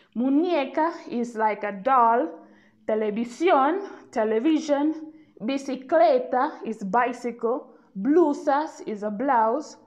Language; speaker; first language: English; native; English